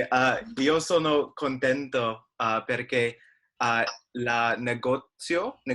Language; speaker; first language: Italian; non-native, learner; English